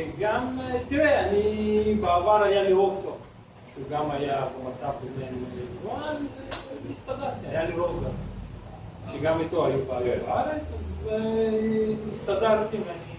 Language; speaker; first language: Hebrew; non-native, fluent; Russian